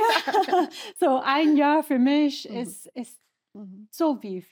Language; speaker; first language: German; non-native, learner; English